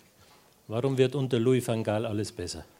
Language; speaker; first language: German; native; German